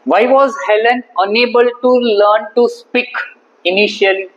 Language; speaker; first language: English; non-native, local second language; Gujarati